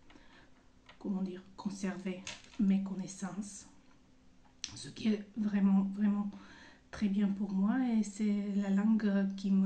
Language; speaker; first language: French; non-native, fluent; Bulgarian